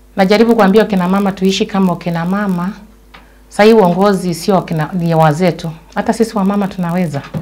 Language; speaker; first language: Swahili; non-native, local second language; Luyia